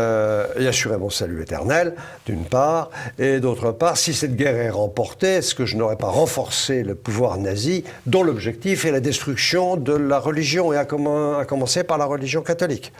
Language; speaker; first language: French; native; French